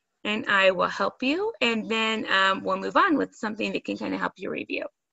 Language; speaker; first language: English; native; English